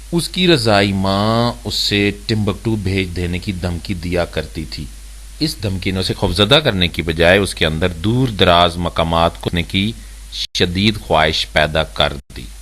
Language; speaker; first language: Urdu; native; Urdu